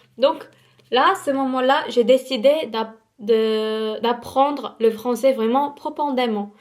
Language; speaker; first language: French; non-native, fluent; Korean